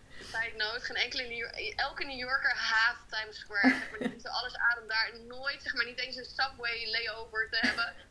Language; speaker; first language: Dutch; native; Dutch